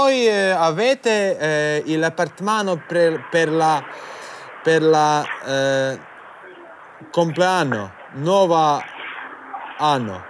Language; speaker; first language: Italian; non-native, learner; Croatian